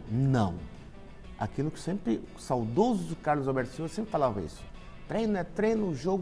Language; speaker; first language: Portuguese; native; Portuguese